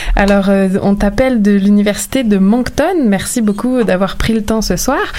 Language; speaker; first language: French; native; French